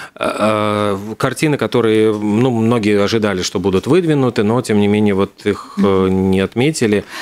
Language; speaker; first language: Russian; native; Russian